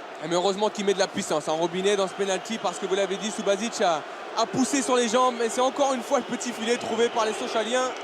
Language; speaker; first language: French; native; French